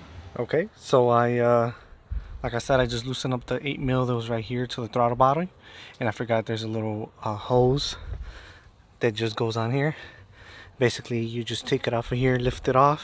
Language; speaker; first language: English; native; English